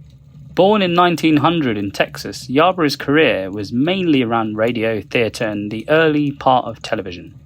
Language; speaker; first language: English; native; English